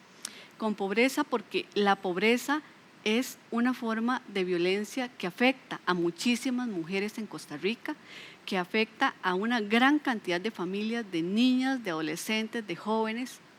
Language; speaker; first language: Spanish; native; Spanish